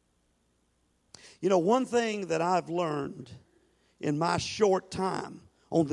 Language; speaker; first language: English; native; English